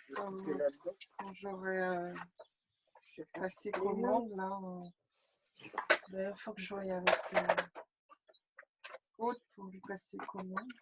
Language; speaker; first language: French; native; French